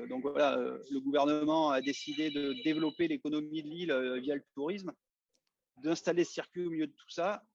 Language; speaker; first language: French; native; French